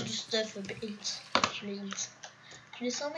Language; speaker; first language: French; native; French